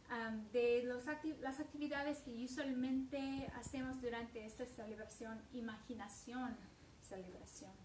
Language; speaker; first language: Spanish; non-native, fluent; English